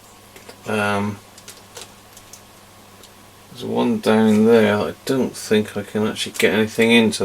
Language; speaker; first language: English; native; English